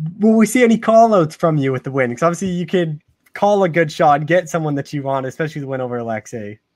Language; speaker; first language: English; native; English